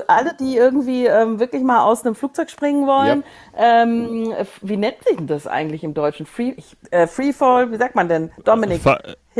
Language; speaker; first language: German; native; German